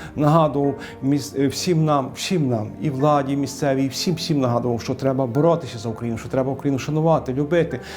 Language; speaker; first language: Ukrainian; native; Ukrainian